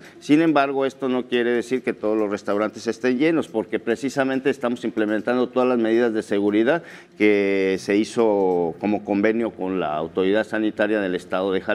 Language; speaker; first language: Spanish; native; Spanish